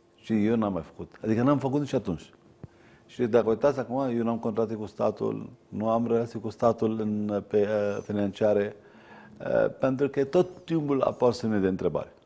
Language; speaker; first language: Romanian; non-native, fluent; Arabic